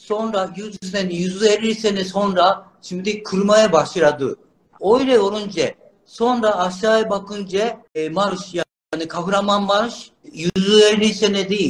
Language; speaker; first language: Turkish; non-native, learner; Japanese